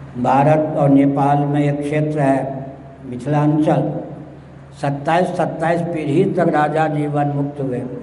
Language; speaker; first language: Hindi; non-native, local second language; Maithili